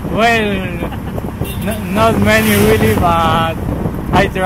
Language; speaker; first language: English; non-native, learner; Spanish